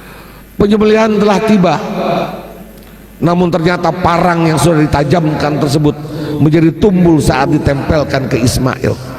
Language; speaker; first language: Indonesian; native; Indonesian